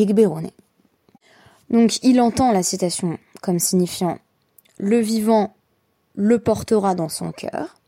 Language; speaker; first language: French; native; French